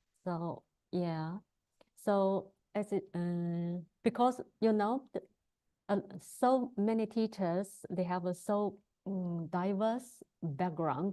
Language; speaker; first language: English; non-native, learner; Chinese